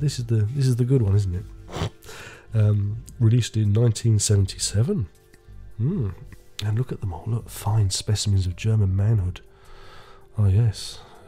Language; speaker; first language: English; native; English